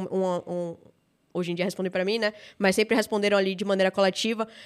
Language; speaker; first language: Portuguese; native; Portuguese